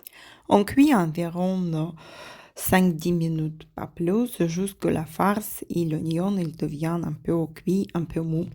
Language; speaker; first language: French; non-native, fluent; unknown